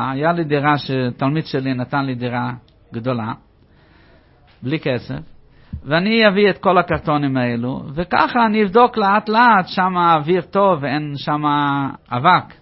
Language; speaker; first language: Hebrew; non-native, fluent; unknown